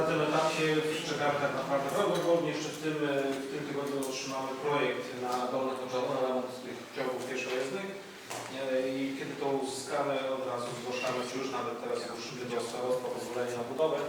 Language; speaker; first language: Polish; native; Polish